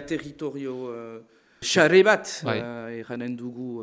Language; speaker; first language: Basque; non-native, local second language; French